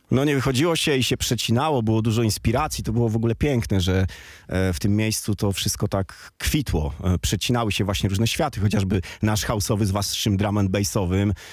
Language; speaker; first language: Polish; native; Polish